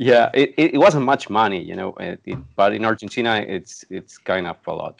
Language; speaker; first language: English; non-native, fluent; Spanish